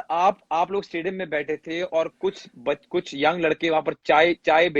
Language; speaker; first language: Hindi; native; Hindi